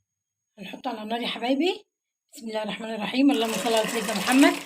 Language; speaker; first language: Arabic; native; Arabic